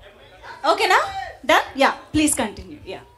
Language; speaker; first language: Telugu; native; Telugu